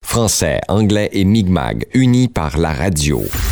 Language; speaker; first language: French; native; French